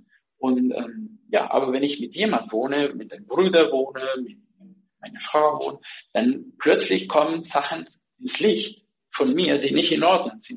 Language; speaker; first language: German; non-native, fluent; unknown